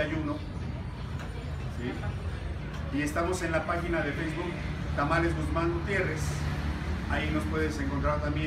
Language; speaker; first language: Spanish; native; Spanish